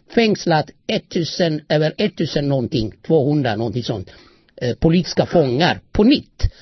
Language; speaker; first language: Swedish; non-native, fluent; Amharic